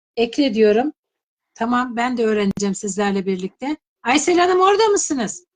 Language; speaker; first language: Turkish; native; Turkish